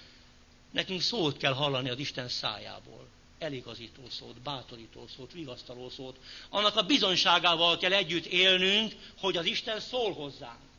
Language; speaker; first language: Hungarian; native; Hungarian